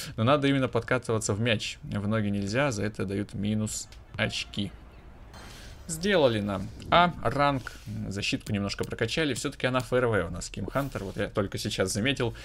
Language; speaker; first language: Russian; native; Russian